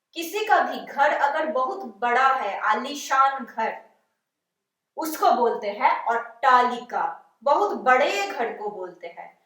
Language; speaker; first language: Hindi; non-native, local second language; Bangla